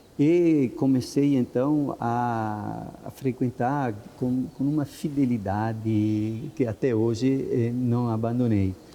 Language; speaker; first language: Portuguese; non-native, fluent; Italian